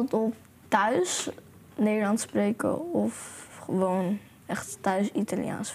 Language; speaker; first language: Dutch; early bilingual, other home language; Chinese